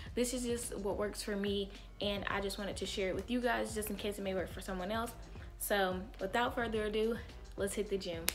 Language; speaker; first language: English; native; English